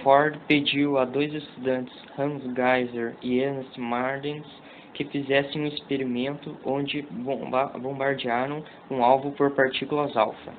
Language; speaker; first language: Portuguese; native; Portuguese